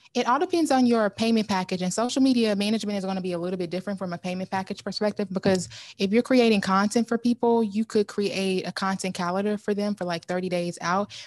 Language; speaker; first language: English; native; English